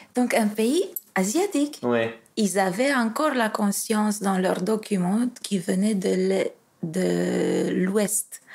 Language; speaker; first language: French; non-native, fluent; Romanian